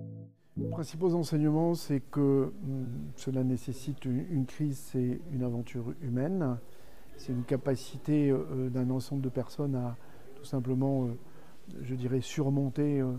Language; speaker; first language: French; native; French